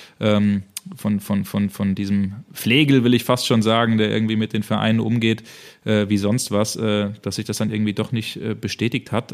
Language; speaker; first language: German; native; German